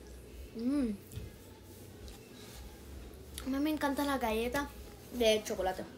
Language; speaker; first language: Spanish; early bilingual, heritage; Spanish